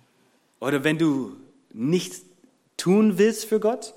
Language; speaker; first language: German; non-native, fluent; English